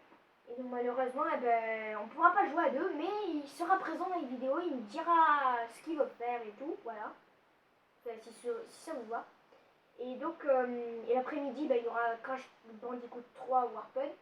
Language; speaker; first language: French; native; French